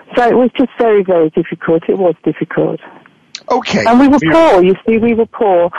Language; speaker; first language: English; native; English